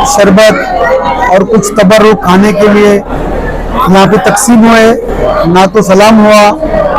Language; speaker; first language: Urdu; native; Urdu